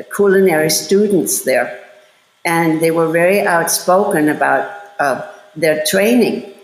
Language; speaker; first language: English; non-native, fluent; German